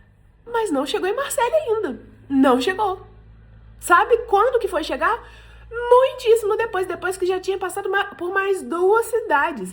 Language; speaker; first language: Portuguese; native; Portuguese